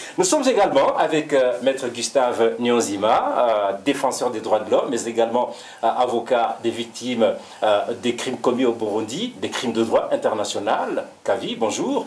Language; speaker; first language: French; non-native, local second language; Rundi